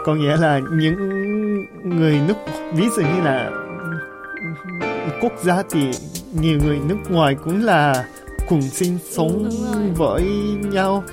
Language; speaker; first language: Vietnamese; non-native, learner; Japanese